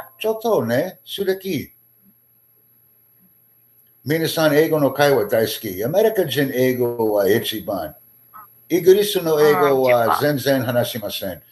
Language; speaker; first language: Japanese; non-native, learner; English